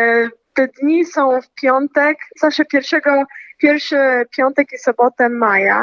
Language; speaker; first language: Polish; early bilingual, heritage; Polish